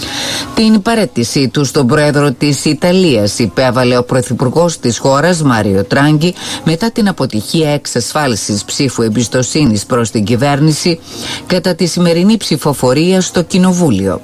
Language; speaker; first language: Greek; native; Greek